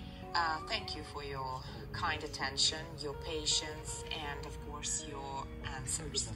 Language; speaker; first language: English; non-native, fluent; Serbian